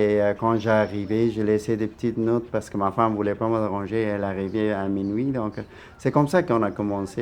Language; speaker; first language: French; non-native, fluent; Persian